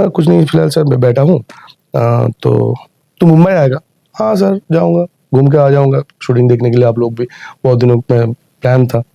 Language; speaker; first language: Hindi; non-native, local second language; Bangla